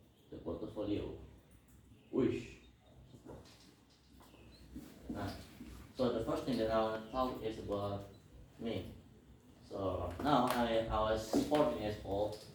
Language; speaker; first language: English; non-native, learner; Indonesian